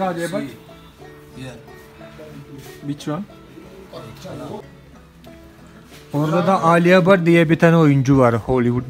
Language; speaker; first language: Turkish; non-native, fluent; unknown